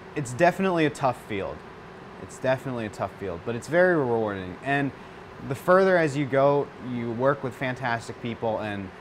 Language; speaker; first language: English; native; English